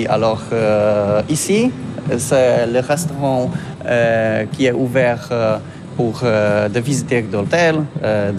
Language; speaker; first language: French; non-native, learner; Polish